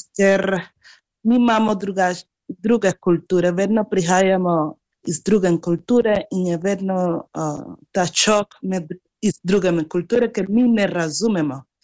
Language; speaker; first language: Slovenian; non-native, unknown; Spanish